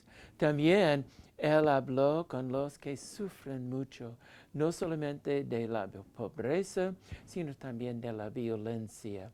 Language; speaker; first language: Spanish; non-native, fluent; English